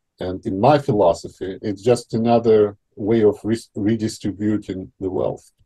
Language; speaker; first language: English; non-native, fluent; Russian